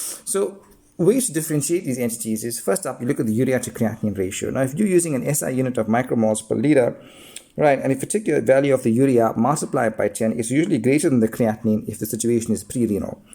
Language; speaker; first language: English; native; English